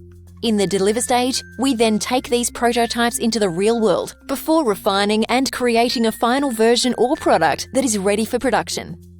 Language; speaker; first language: English; native; English